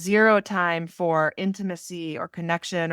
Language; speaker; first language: English; native; English